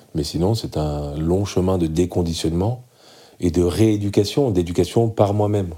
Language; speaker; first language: French; early bilingual, other home language; Arabic